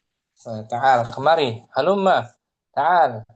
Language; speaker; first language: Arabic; non-native, fluent; Indonesian